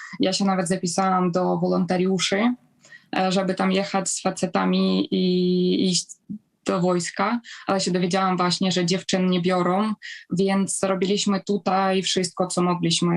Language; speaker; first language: Polish; non-native, fluent; Ukrainian